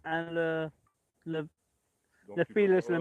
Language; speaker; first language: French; non-native, learner; English